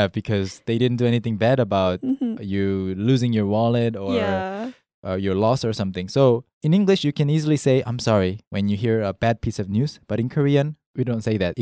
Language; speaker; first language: English; non-native, fluent; Korean